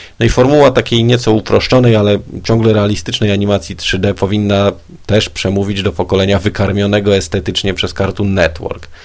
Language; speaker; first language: Polish; native; Polish